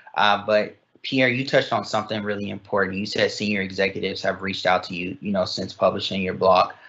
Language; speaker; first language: English; native; English